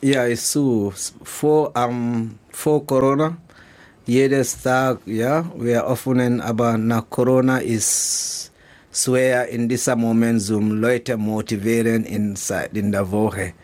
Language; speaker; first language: German; non-native, learner; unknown